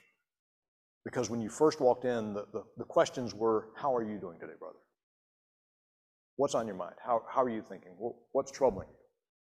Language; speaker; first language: English; native; English